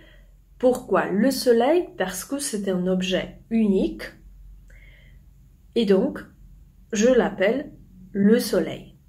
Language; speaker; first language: French; non-native, fluent; Polish